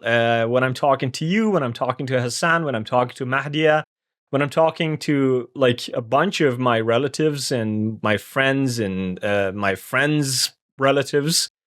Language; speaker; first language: English; non-native, fluent; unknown